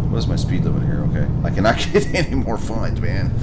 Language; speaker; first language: English; native; English